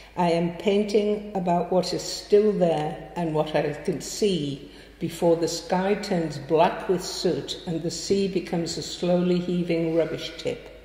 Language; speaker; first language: English; native; English